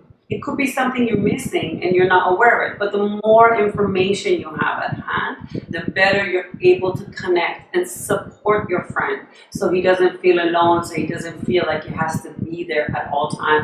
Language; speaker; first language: English; non-native, fluent; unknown